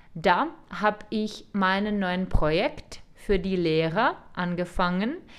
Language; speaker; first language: German; non-native, fluent; Czech